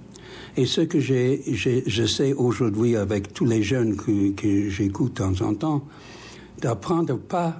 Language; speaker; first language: French; non-native, fluent; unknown